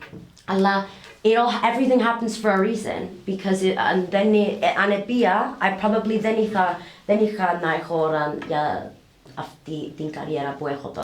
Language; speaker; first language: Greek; early bilingual, heritage; English